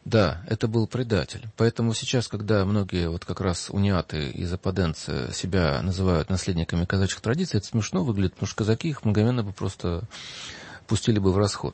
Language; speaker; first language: Russian; native; Russian